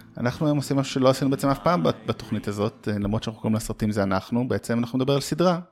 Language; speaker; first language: Hebrew; early bilingual, heritage; Hebrew